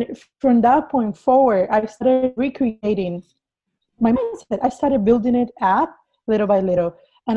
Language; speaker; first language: English; non-native, fluent; Spanish